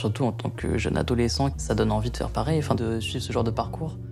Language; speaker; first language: French; native; French